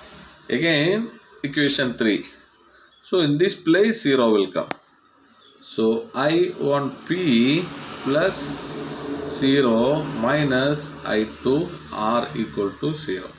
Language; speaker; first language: English; non-native, local second language; Tamil